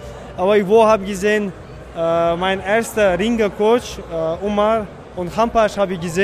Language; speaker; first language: German; non-native, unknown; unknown